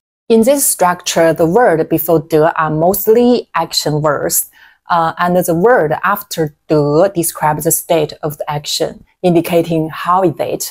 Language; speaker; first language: English; non-native, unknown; Chinese